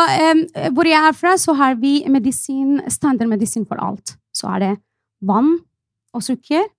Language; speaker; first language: Norwegian; non-native, fluent; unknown